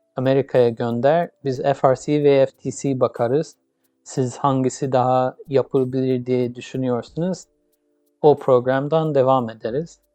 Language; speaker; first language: Turkish; early bilingual, heritage; English